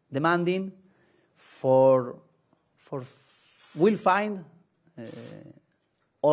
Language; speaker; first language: English; non-native, learner; Spanish